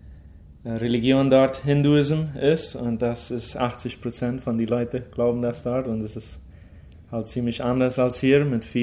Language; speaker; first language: German; early bilingual, heritage; German